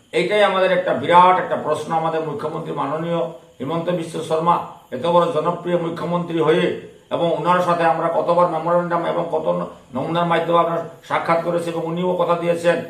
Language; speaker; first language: Bangla; non-native, local second language; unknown